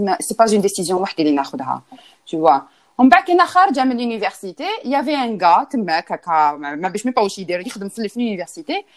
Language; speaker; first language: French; non-native, local second language; Arabic